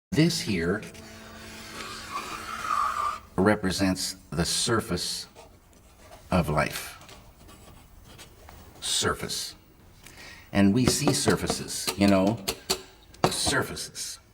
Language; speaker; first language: English; native; English